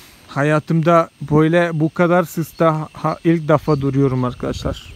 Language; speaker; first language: Turkish; non-native, learner; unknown